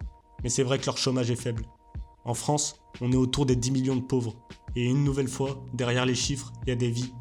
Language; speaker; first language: French; native; French